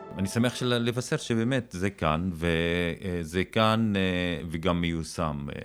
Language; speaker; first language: Hebrew; non-native, local second language; Arabic